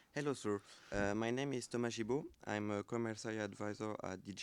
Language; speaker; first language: English; non-native, learner; French